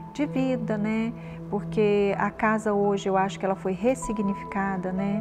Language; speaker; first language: Portuguese; native; Portuguese